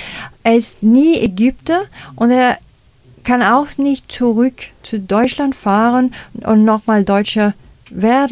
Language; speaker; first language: German; non-native, fluent; Danish